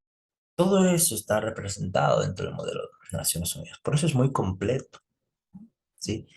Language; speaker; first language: Spanish; native; Spanish